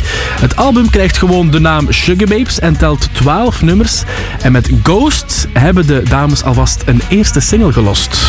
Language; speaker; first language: Dutch; native; Dutch